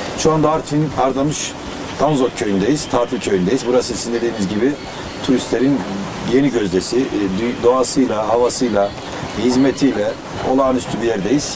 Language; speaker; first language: Turkish; native; Turkish